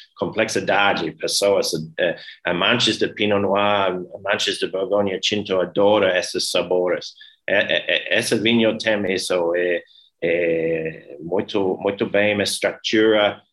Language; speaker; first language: Portuguese; non-native, learner; English